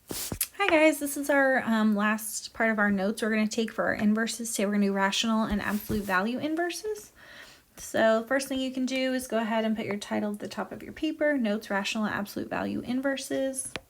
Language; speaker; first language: English; native; English